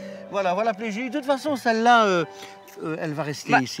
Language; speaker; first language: French; native; French